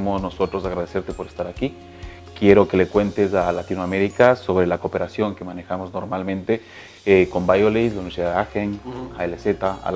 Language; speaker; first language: Spanish; native; Spanish